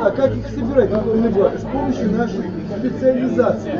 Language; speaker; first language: Russian; native; Russian